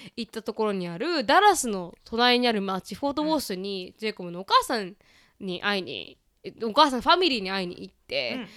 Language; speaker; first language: Japanese; native; Japanese